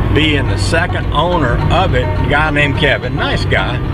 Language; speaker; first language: English; native; English